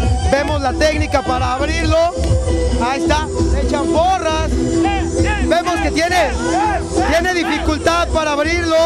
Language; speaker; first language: Spanish; native; Spanish